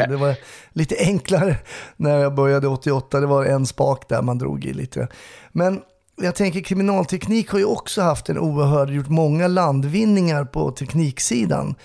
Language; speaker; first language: Swedish; native; Swedish